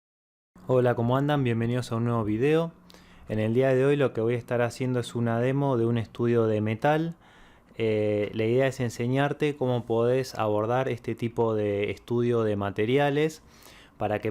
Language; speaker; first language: Spanish; native; Spanish